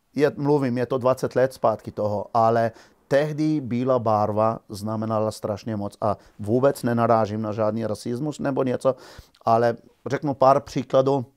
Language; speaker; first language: Czech; native; Czech